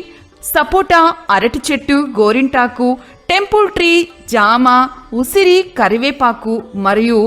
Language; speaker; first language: Telugu; native; Telugu